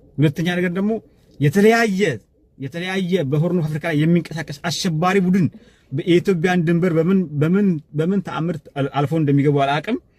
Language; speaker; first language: Amharic; non-native, local second language; Afar